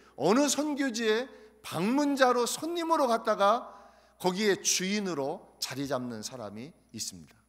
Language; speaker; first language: Korean; native; Korean